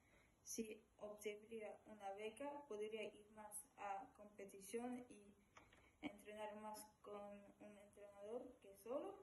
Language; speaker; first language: Spanish; early bilingual, other home language; Polish